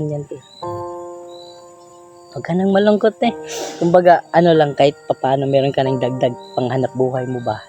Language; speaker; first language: Filipino; non-native, local second language; Cebuano